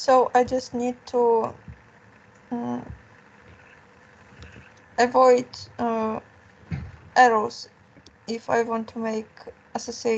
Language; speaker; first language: English; non-native, fluent; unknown